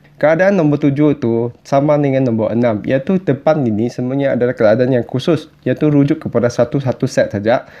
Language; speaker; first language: Malay; non-native, local second language; Chinese